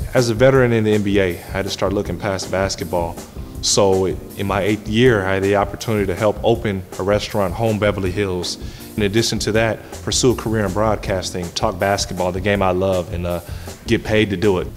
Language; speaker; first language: English; native; English